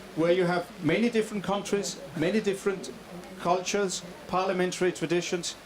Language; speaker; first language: English; non-native, fluent; Danish